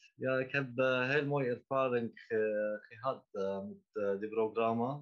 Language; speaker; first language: Dutch; non-native, learner; Arabic